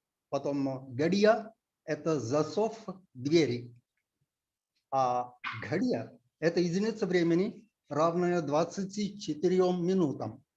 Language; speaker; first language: Russian; non-native, fluent; Telugu